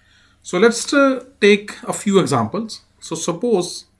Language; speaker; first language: English; non-native, fluent; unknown